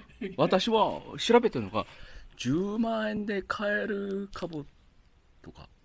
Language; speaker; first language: Japanese; native; Japanese